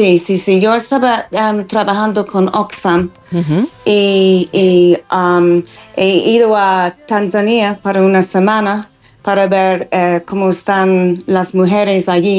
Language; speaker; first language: Spanish; non-native, fluent; English